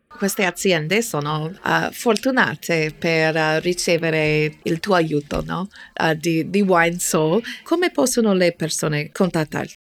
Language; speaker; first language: Italian; non-native, fluent; English